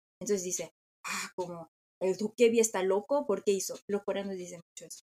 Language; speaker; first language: Spanish; non-native, fluent; Korean